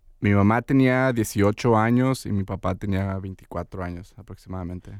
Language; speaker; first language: Spanish; early bilingual, heritage; Spanish